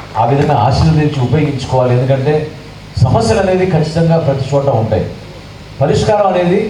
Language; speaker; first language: Telugu; native; Telugu